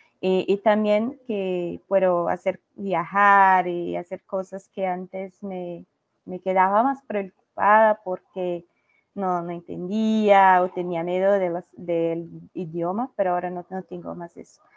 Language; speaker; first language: Spanish; non-native, learner; Portuguese